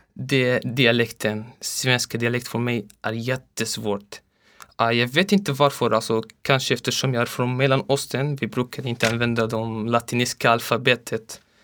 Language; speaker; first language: Swedish; non-native, learner; Arabic